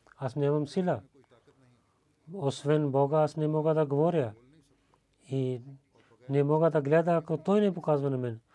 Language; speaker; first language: Bulgarian; non-native, learner; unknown